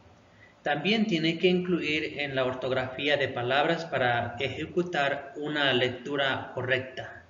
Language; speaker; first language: Spanish; non-native, local second language; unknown